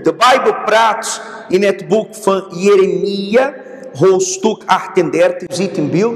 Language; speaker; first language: Dutch; non-native, fluent; Portuguese